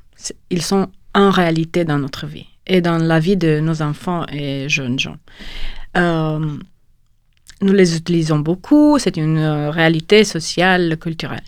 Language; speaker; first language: French; non-native, fluent; Romanian